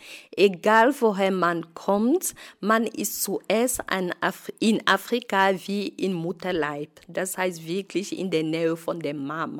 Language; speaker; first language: German; non-native, fluent; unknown